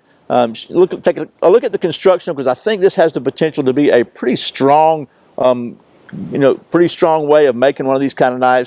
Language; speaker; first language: English; native; English